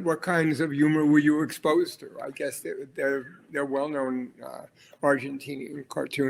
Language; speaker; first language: English; native; English